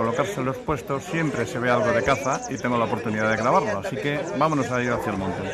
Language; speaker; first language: Spanish; native; Spanish